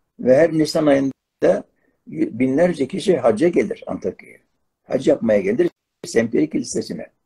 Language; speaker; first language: Turkish; non-native, local second language; Arabic